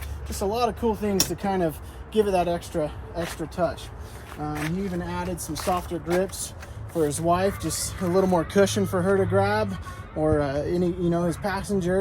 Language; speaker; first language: English; native; English